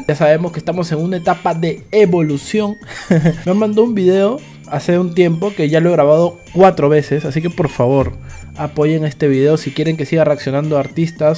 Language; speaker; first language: Spanish; native; Spanish